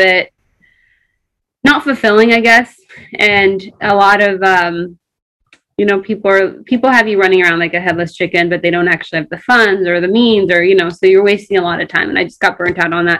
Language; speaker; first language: English; early bilingual, other home language; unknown